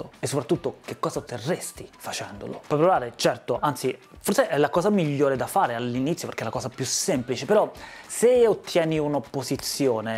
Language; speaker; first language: Italian; native; Italian